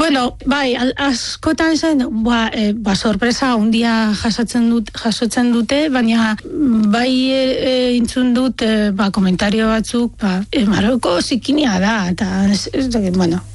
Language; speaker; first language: Basque; non-native, fluent; Arabic